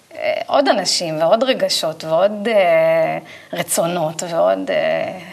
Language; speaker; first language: Hebrew; native; Hebrew